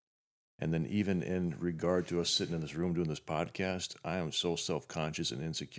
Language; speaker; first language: English; native; English